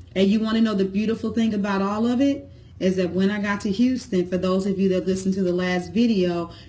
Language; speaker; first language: English; native; English